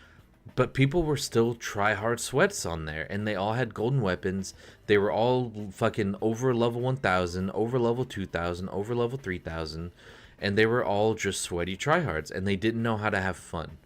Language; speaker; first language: English; native; English